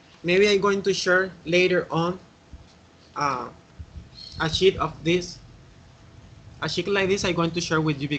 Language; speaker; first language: English; non-native, fluent; Spanish